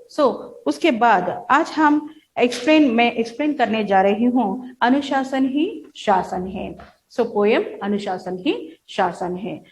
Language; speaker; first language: Hindi; non-native, local second language; Kannada